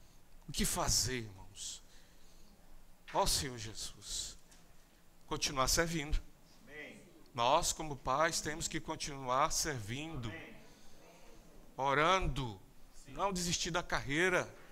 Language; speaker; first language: Portuguese; native; Portuguese